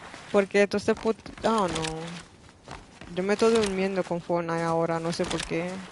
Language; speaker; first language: Spanish; early bilingual, heritage; Spanish